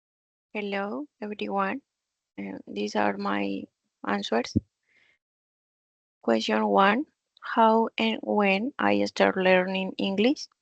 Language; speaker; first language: English; non-native, learner; Spanish